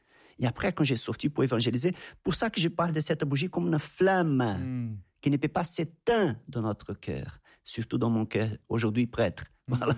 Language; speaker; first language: French; non-native, fluent; Portuguese